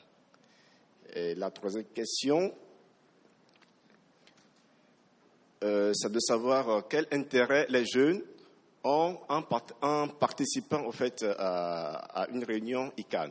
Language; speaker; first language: French; non-native, local second language; Ewe